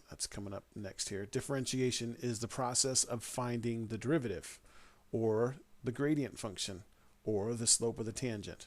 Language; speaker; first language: English; native; English